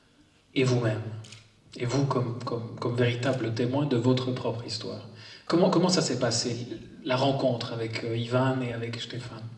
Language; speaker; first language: French; native; French